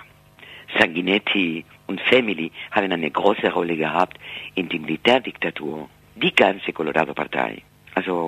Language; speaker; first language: German; non-native, fluent; Spanish